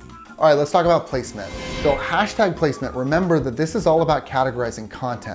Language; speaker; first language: English; native; English